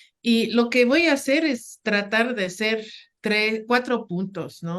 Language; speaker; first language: Spanish; non-native, fluent; English